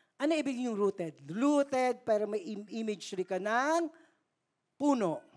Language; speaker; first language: Filipino; native; Filipino